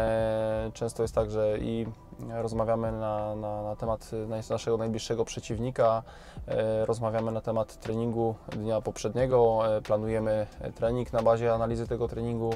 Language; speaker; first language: Polish; native; Polish